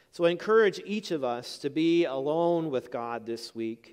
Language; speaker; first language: English; native; English